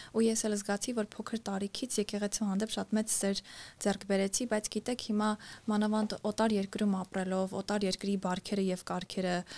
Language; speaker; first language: Armenian; native; Armenian